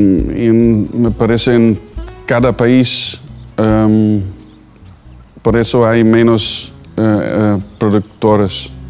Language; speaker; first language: Spanish; non-native, learner; Dutch